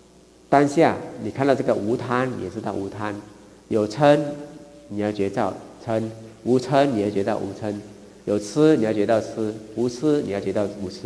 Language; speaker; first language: Chinese; native; Chinese